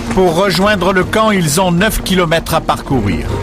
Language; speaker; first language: French; native; French